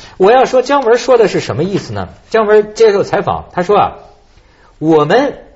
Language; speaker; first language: Chinese; native; Chinese